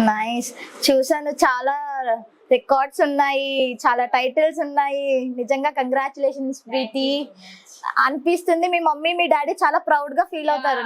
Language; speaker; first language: Telugu; native; Telugu